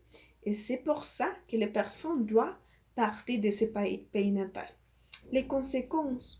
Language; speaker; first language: French; non-native, learner; Spanish